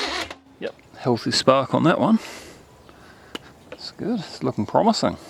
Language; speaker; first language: English; native; English